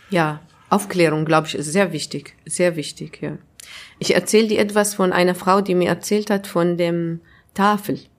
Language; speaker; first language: German; non-native, fluent; Arabic